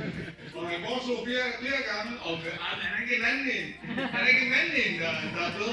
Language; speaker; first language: Danish; early bilingual, other home language; Vietnamese